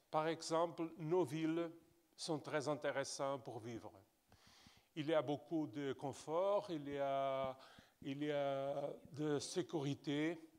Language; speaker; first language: French; non-native, fluent; Portuguese